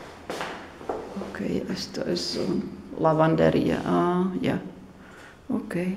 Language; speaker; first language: Spanish; non-native, learner; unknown